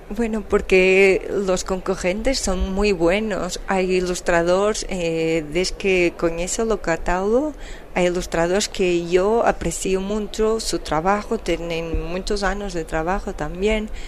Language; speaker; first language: Spanish; non-native, fluent; Portuguese